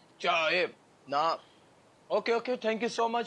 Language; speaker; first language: English; non-native, learner; Punjabi